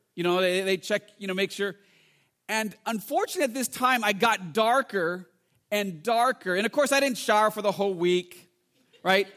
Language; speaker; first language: English; native; English